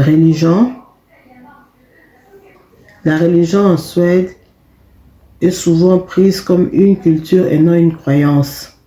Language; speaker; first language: French; non-native, fluent; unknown